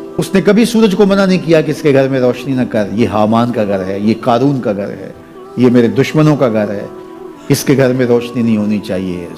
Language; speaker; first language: Urdu; non-native, local second language; Punjabi